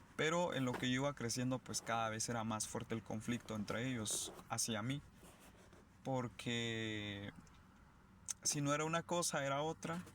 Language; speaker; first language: Spanish; non-native, local second language; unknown